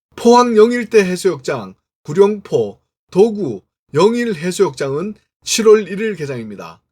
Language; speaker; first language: Korean; native; Korean